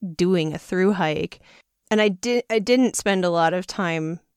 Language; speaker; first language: English; native; English